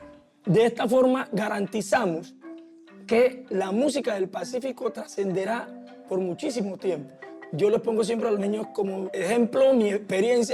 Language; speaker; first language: Spanish; native; Spanish